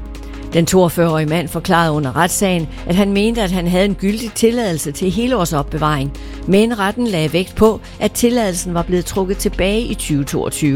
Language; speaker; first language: Danish; native; Danish